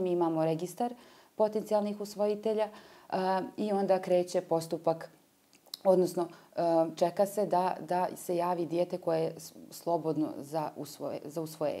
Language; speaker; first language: Croatian; native; Croatian